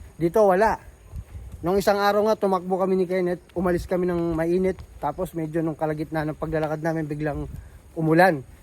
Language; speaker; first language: Filipino; non-native, local second language; Pampanga